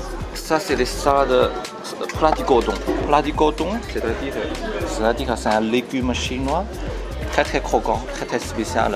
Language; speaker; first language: French; non-native, learner; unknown